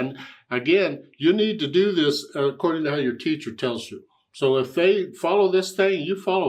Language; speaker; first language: English; native; English